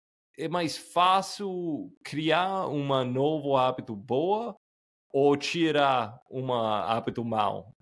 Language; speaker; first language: Portuguese; non-native, fluent; English